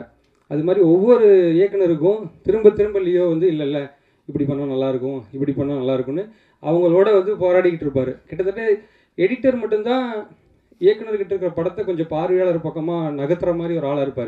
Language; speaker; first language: Tamil; native; Tamil